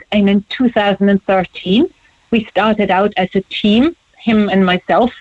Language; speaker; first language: English; non-native, fluent; German